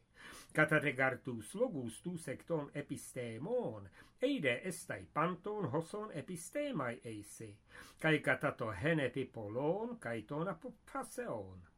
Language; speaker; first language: Greek; non-native, fluent; English